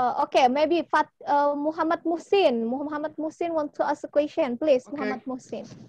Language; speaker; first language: English; non-native, fluent; Indonesian